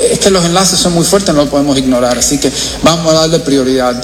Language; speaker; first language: Spanish; early bilingual, heritage; Spanish